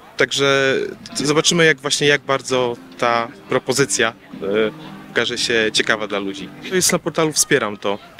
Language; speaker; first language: Polish; native; Polish